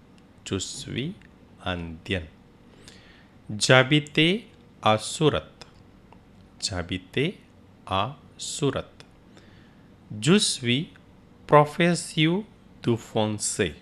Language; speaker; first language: French; non-native, fluent; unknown